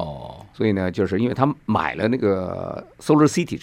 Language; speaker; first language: Chinese; native; Chinese